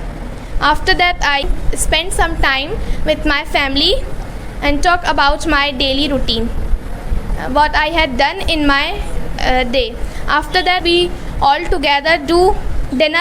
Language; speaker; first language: English; non-native, learner; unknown